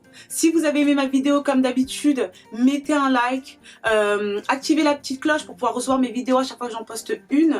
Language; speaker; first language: French; native; French